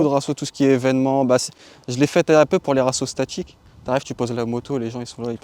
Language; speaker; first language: French; native; French